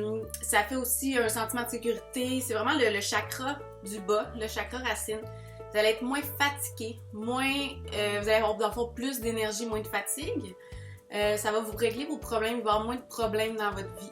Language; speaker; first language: French; native; French